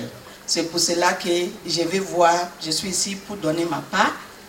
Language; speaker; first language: French; non-native, learner; English